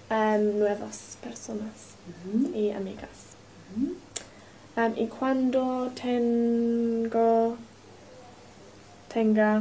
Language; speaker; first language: Spanish; non-native, learner; English